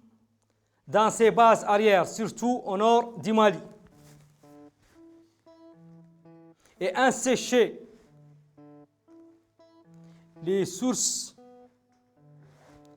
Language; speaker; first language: French; non-native, local second language; Arabic